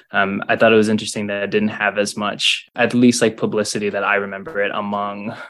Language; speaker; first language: English; native; English